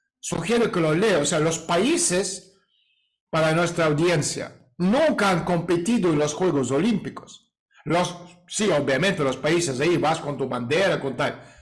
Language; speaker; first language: Spanish; non-native, fluent; Russian